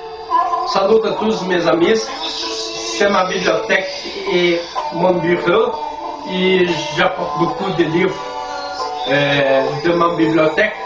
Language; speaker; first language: French; non-native, learner; Spanish